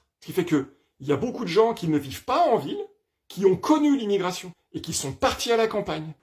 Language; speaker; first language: French; native; French